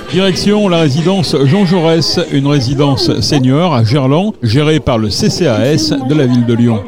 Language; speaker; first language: French; native; French